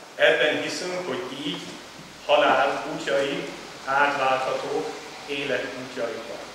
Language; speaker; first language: Hungarian; non-native, fluent; German